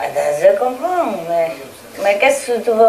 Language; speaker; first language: French; non-native, learner; Vietnamese